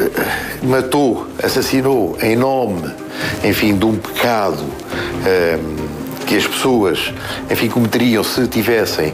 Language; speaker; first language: Portuguese; native; Portuguese